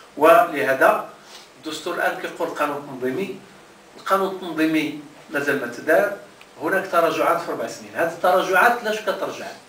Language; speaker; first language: Arabic; non-native, local second language; Tachelhit